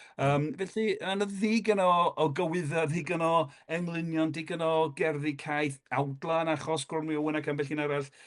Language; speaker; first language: Welsh; non-native, fluent; English